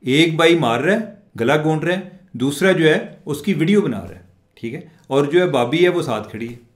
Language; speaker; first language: Urdu; non-native, local second language; Punjabi